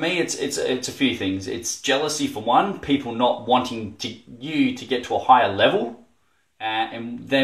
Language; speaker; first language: English; native; English